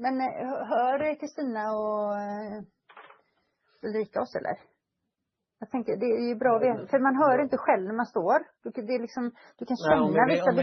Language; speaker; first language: Swedish; native; Swedish